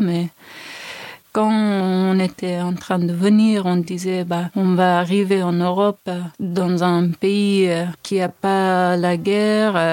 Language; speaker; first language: French; non-native, learner; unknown